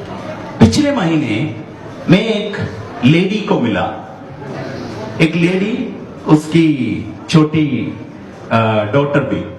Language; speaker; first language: Hindi; non-native, learner; Nepali